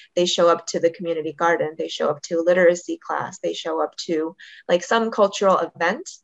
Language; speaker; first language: English; native; English